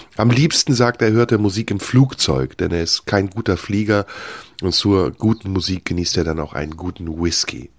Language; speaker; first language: English; non-native, fluent; Turkish